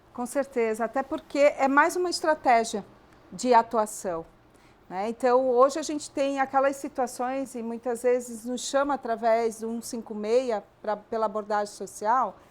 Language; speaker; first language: Portuguese; native; Portuguese